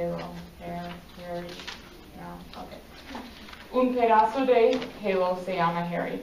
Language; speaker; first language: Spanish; non-native, fluent; English